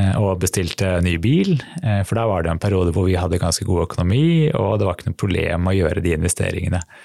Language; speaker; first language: Norwegian; native; Norwegian